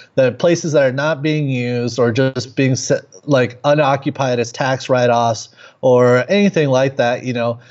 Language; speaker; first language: English; native; English